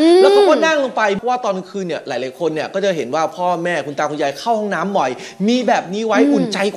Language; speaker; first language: Thai; native; Thai